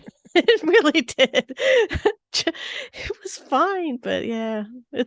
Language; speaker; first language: English; native; English